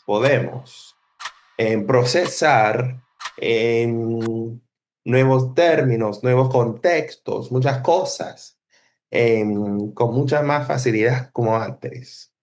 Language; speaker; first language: Spanish; non-native, fluent; English